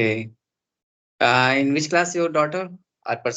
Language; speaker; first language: English; non-native, learner; Hindi